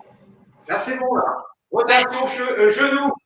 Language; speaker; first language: French; native; French